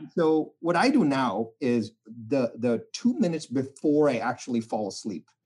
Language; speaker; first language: English; non-native, local second language; Tamil